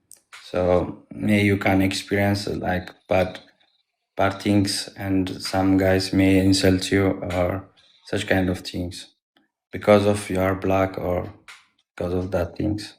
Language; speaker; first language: English; non-native, learner; Amharic